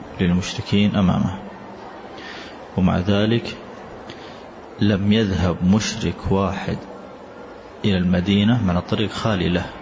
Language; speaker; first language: Arabic; native; Arabic